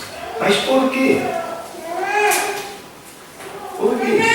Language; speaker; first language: Portuguese; non-native, learner; English